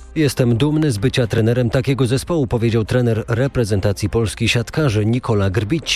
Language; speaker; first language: Polish; native; Polish